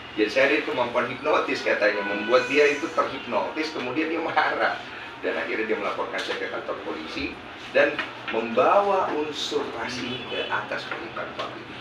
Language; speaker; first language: Indonesian; native; Indonesian